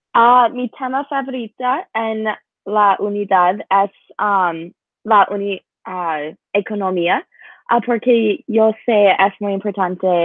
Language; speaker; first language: Spanish; non-native, learner; English